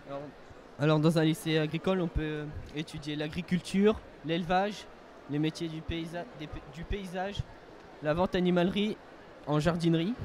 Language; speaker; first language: French; native; French